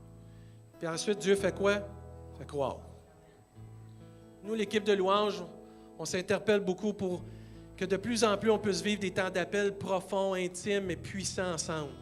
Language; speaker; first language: French; native; French